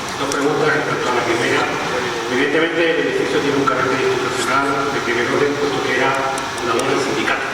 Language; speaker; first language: Spanish; native; Spanish